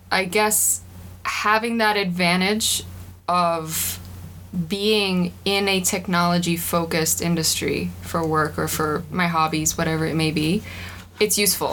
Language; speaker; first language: English; early bilingual, other home language; Albanian